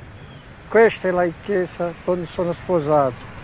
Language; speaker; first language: Italian; early bilingual, heritage; Italian